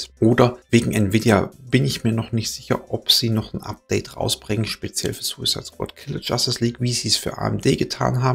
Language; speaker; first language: German; native; German